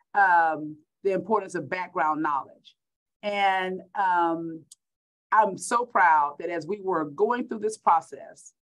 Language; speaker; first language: English; native; English